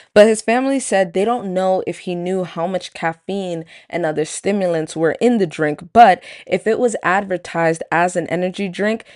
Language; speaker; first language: English; native; English